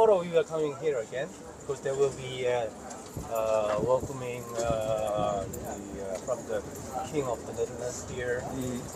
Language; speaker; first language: English; non-native, local second language; Korean